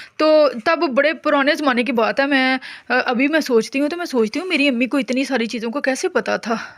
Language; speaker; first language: Urdu; non-native, local second language; Punjabi